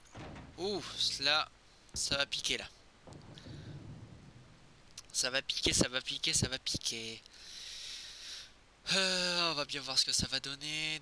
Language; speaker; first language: French; native; French